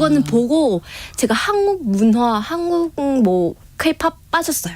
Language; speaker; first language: Korean; non-native, fluent; Vietnamese